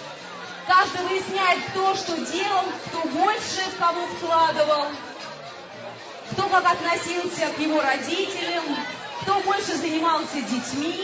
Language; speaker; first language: Russian; native; Russian